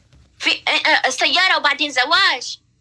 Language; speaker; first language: Arabic; non-native, learner; Pashto